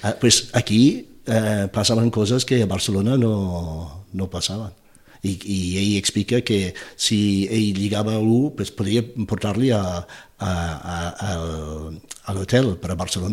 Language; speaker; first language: Catalan; non-native, fluent; English